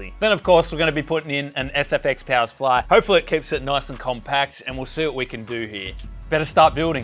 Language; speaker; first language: English; native; English